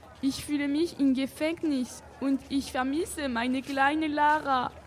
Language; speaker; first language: German; non-native, learner; French